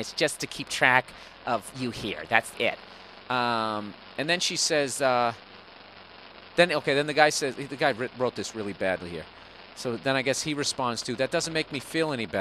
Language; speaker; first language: English; native; English